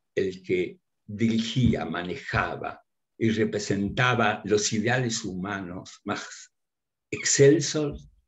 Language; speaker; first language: Spanish; early bilingual, other home language; Russian